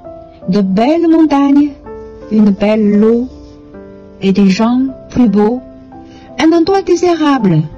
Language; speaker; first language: French; non-native, fluent; Chinese